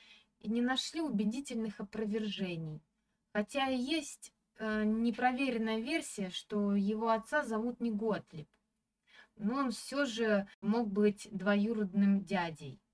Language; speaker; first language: Russian; native; Russian